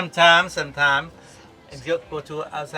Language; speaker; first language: English; non-native, learner; Thai